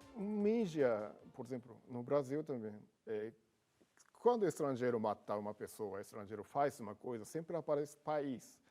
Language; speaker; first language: Portuguese; non-native, learner; Japanese